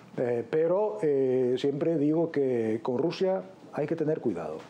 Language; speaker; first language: Spanish; non-native, fluent; Polish